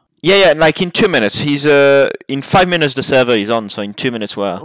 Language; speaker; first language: English; non-native, fluent; French